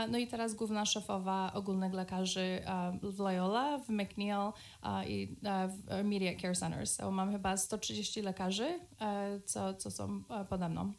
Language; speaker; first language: Polish; early bilingual, other home language; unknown